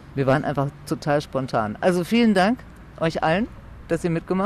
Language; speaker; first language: German; native; German